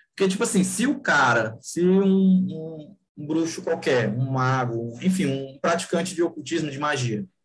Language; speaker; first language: Portuguese; native; Portuguese